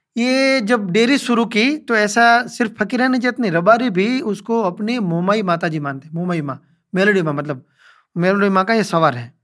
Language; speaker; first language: Hindi; non-native, local second language; Gujarati